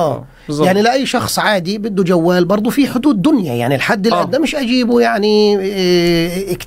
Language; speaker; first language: Arabic; native; Arabic